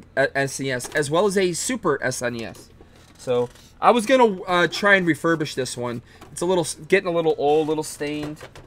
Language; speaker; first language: English; native; English